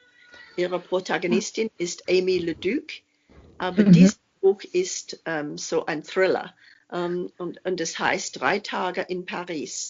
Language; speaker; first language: German; non-native, fluent; English